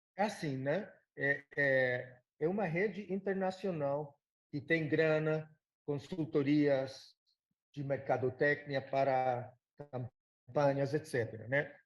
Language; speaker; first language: Portuguese; non-native, fluent; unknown